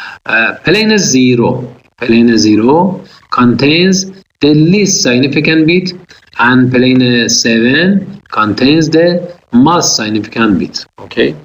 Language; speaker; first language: English; non-native, fluent; Persian